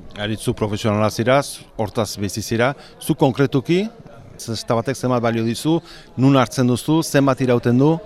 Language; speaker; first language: Basque; native; Basque